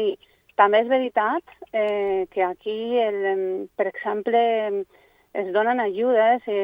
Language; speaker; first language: Catalan; non-native, local second language; Spanish